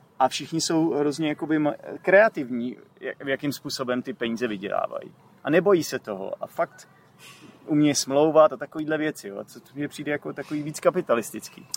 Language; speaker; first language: Czech; native; Czech